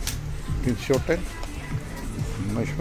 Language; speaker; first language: English; non-native, learner; Filipino